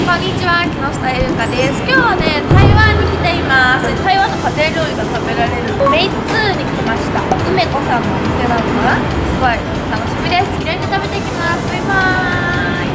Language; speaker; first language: Japanese; native; Japanese